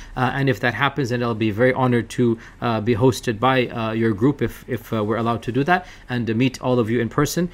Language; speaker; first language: English; early bilingual, other home language; Urdu